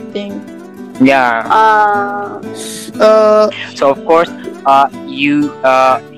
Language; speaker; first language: English; non-native, fluent; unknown